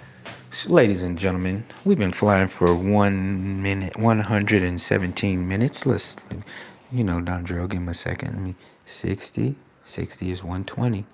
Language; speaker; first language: English; native; English